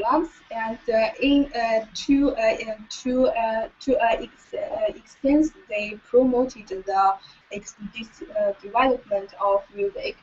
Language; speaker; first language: English; non-native, learner; Chinese